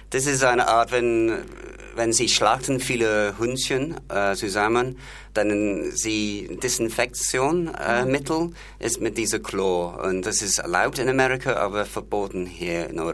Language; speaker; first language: German; non-native, learner; English